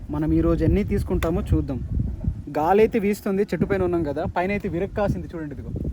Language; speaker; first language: Telugu; non-native, local second language; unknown